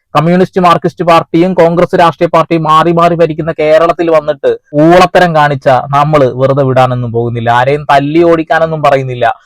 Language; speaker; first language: Malayalam; native; Malayalam